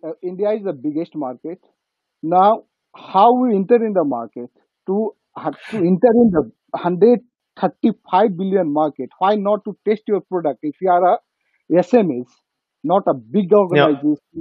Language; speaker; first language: English; non-native, local second language; Nepali